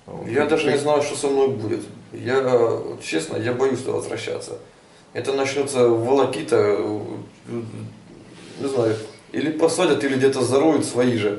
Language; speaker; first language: Russian; non-native, local second language; Ukrainian